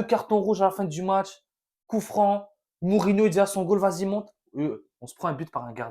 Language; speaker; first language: French; native; French